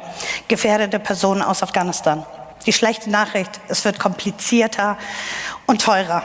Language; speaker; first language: German; non-native, fluent; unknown